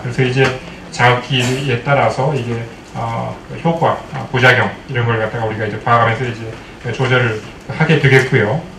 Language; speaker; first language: Korean; native; Korean